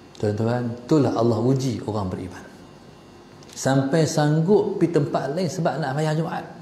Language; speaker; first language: Malay; native; Malay